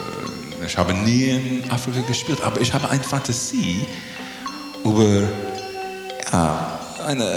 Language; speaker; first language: German; non-native, learner; English